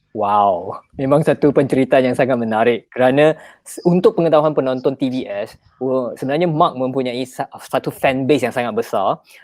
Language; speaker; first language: Malay; non-native, local second language; Chinese